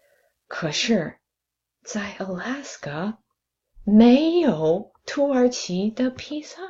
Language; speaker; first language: Chinese; non-native, fluent; English